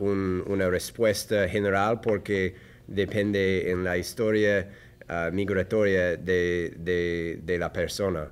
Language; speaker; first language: Spanish; non-native, learner; English